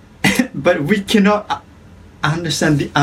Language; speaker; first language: English; non-native, fluent; Japanese